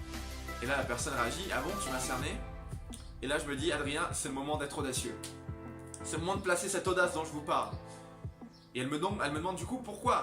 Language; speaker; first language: French; native; French